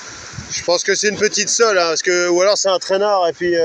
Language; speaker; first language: French; native; French